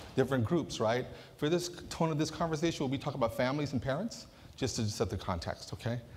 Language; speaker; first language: English; native; English